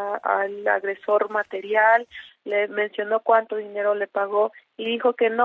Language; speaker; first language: Spanish; native; Spanish